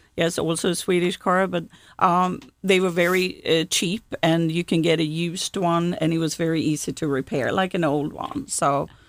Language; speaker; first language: English; non-native, fluent; Swedish